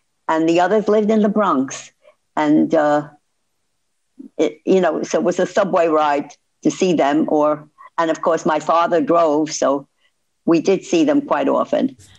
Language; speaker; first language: English; early bilingual, other home language; Ladino